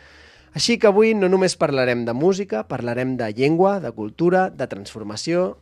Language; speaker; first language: Catalan; native; Catalan